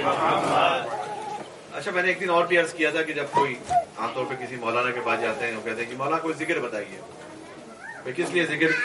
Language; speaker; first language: Urdu; native; Urdu